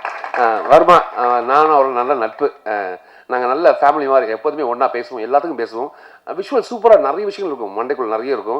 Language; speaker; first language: Tamil; native; Tamil